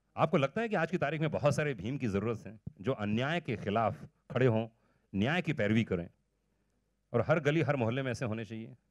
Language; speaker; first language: Hindi; native; Hindi